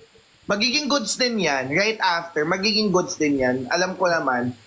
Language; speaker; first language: Filipino; native; Filipino